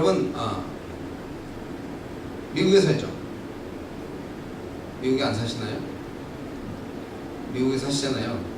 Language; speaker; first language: Korean; native; Korean